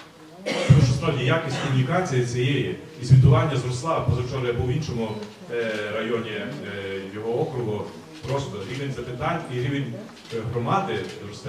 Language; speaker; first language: Ukrainian; native; Ukrainian